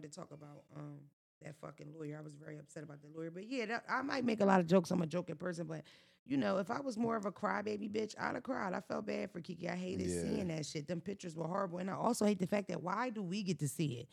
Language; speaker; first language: English; native; English